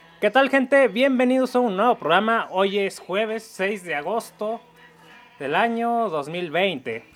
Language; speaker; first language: Spanish; native; Spanish